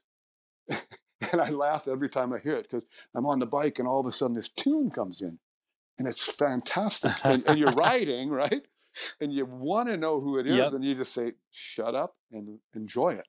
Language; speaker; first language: English; native; English